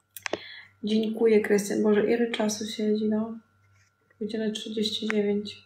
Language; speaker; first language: Polish; non-native, learner; Ukrainian